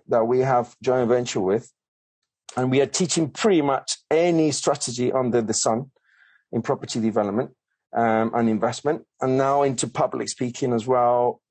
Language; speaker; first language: English; non-native, fluent; Spanish